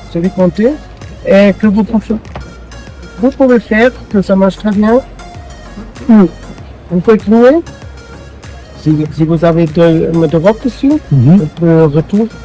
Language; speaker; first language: French; non-native, learner; German